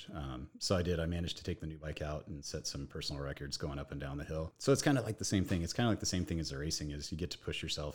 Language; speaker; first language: English; native; English